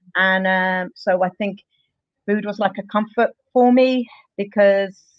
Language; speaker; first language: English; native; English